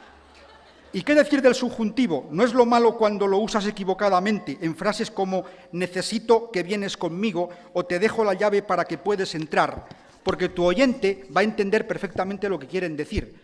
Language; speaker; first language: Spanish; native; Spanish